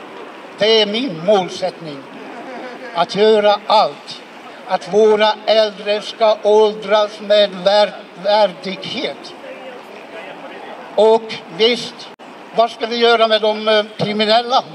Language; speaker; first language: Swedish; non-native, fluent; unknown